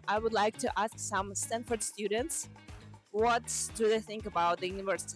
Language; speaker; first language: English; non-native, fluent; Ukrainian